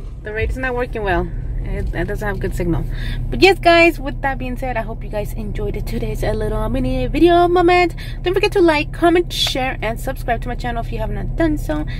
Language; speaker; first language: English; early bilingual, other home language; Spanish